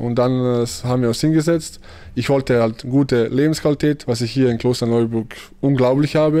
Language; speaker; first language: German; early bilingual, other home language; Bosnian